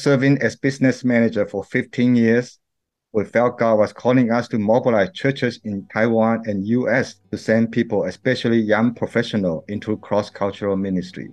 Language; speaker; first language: English; non-native, local second language; Min Nan Chinese